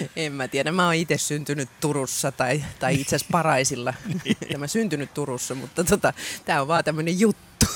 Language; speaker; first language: Finnish; non-native, local second language; Swedish